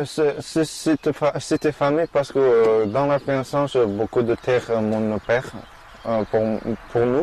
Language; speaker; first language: French; non-native, learner; Persian